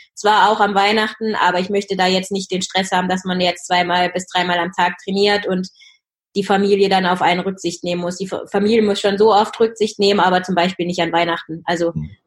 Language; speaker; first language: German; native; German